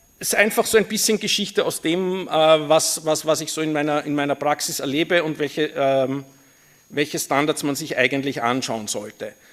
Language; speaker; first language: German; native; German